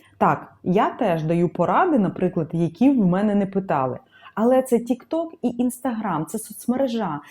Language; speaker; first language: Ukrainian; native; Ukrainian